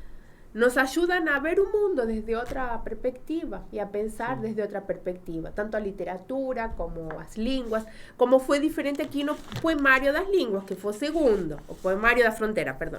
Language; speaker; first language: Portuguese; non-native, fluent; Spanish